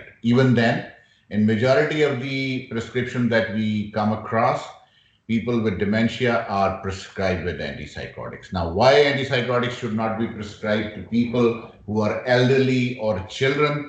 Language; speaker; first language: English; non-native, local second language; Urdu